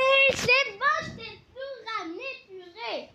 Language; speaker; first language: French; native; French